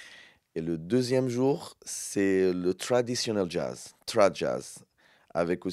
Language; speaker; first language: French; non-native, local second language; Arabic